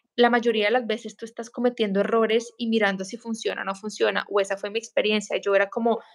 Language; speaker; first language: Spanish; native; Spanish